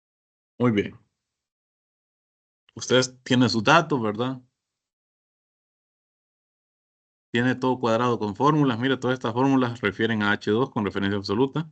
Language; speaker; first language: Spanish; native; Spanish